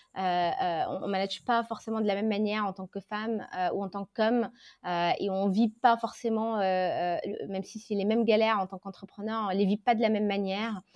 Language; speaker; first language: French; non-native, local second language; Arabic